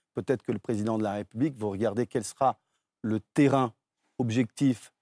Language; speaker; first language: French; early bilingual, other home language; Portuguese